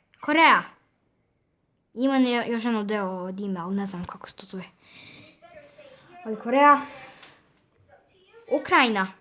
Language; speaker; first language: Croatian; early bilingual, heritage; Bosnian